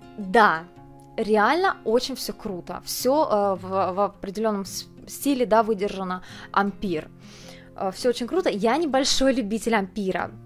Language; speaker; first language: Russian; early bilingual, heritage; Russian